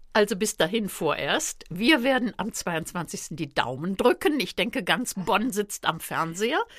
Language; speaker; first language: German; native; German